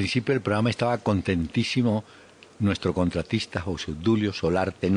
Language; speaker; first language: Spanish; native; Spanish